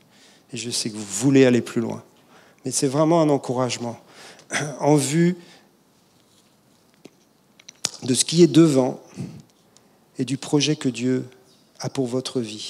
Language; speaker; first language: French; native; French